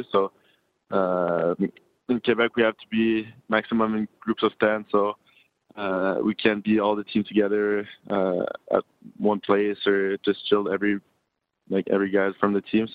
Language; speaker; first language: English; native; English